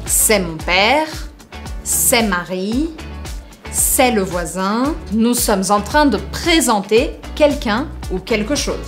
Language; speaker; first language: French; non-native, fluent; Portuguese